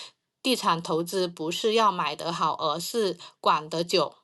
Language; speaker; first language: Chinese; native; Chinese